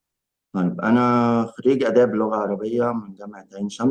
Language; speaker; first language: Arabic; native; Arabic